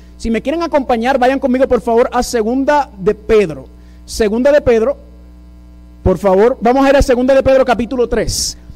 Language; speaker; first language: Spanish; early bilingual, heritage; Spanish